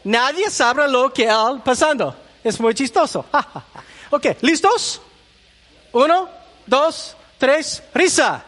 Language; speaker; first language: Spanish; non-native, learner; English